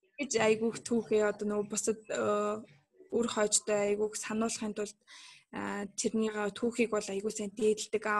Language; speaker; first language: Mongolian; non-native, local second language; Kazakh